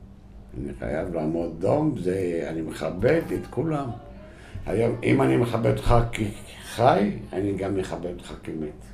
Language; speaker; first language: Hebrew; non-native, local second language; Arabic